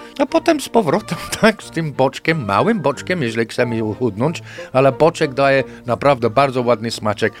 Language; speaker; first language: Polish; non-native, fluent; English